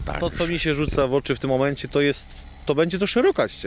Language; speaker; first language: Polish; native; Polish